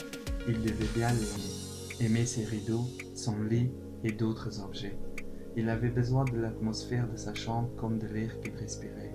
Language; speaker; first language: French; non-native, fluent; Persian